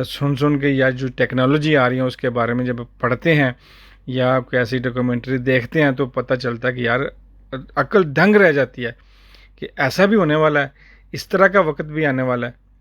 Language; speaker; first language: Urdu; native; Urdu